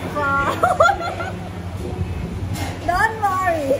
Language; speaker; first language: English; non-native, learner; Thai